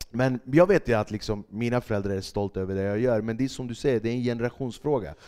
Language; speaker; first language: Swedish; early bilingual, other home language; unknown